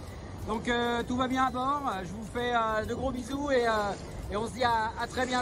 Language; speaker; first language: French; native; French